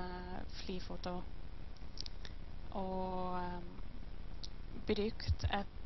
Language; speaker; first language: Norwegian; non-native, learner; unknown